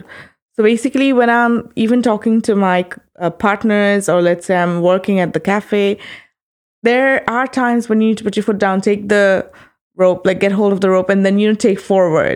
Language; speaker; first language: English; non-native, local second language; Bangla